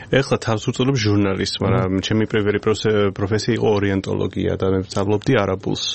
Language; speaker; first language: Georgian; non-native, fluent; English